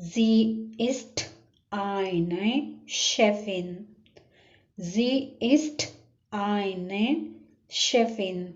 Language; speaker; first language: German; non-native, learner; Urdu